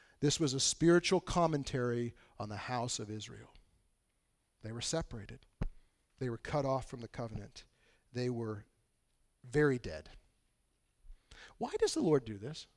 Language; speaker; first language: English; native; English